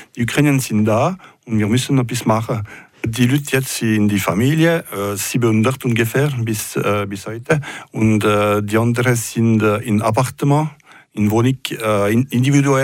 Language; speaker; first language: German; non-native, learner; French